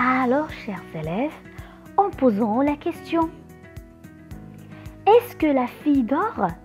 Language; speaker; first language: French; non-native, local second language; Arabic